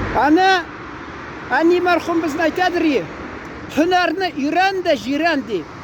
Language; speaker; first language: Tatar; early bilingual, heritage; Tatar